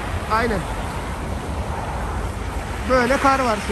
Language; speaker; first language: Turkish; native; Turkish